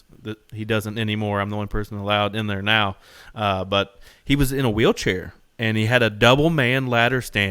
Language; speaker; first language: English; native; English